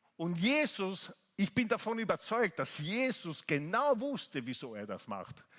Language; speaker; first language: German; non-native, fluent; Italian